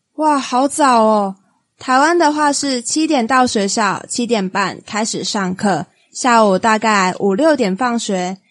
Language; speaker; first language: Chinese; native; Chinese